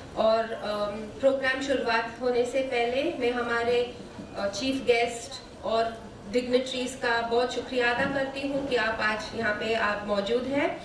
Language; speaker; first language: Hindi; non-native, local second language; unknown